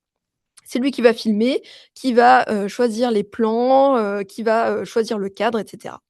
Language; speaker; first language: French; native; French